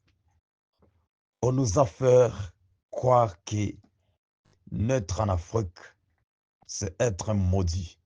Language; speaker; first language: French; non-native, local second language; Swahili